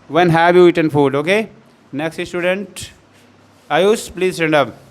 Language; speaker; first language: English; non-native, fluent; Hindi